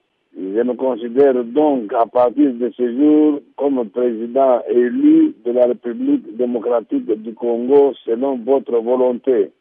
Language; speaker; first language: French; non-native, local second language; Lingala